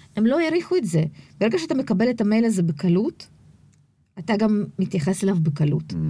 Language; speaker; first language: Hebrew; early bilingual, other home language; Russian